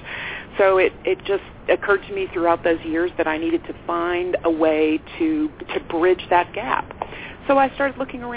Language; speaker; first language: English; native; English